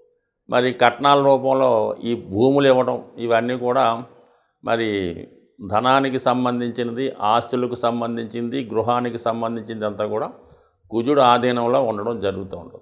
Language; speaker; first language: Telugu; native; Telugu